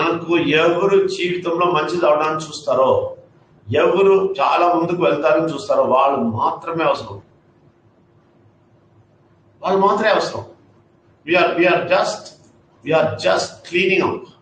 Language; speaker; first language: Telugu; non-native, fluent; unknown